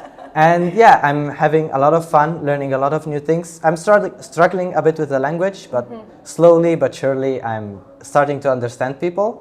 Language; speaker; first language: English; non-native, fluent; Italian